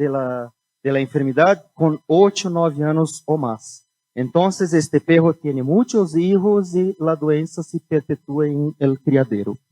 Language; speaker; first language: Spanish; non-native, fluent; Portuguese